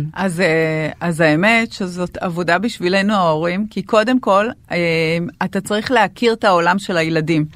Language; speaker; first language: Hebrew; native; Hebrew